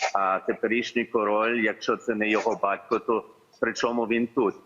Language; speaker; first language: Ukrainian; early bilingual, heritage; Ukrainian